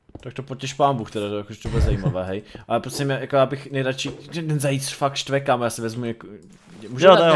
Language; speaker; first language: Czech; native; Czech